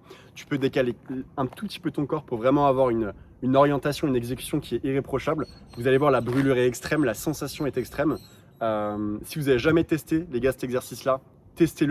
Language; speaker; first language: French; native; French